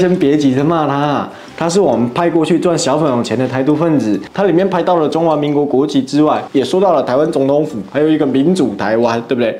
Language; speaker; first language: Chinese; native; Chinese